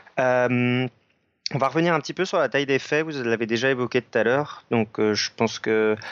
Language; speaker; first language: French; native; French